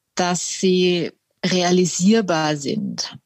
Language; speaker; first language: German; native; German